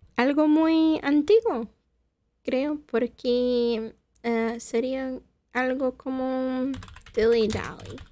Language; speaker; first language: Spanish; non-native, fluent; English